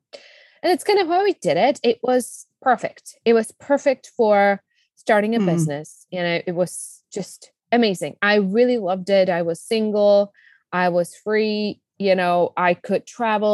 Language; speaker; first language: English; non-native, fluent; Czech